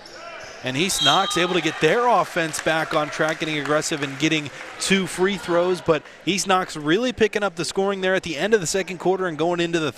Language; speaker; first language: English; native; English